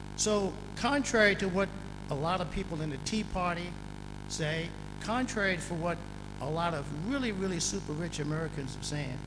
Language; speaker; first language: English; native; English